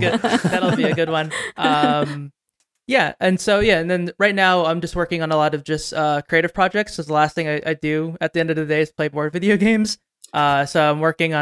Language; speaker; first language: English; native; English